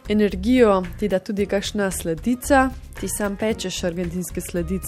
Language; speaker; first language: Slovenian; native; Slovenian